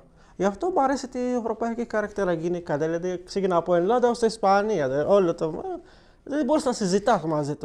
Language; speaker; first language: Greek; non-native, learner; Arabic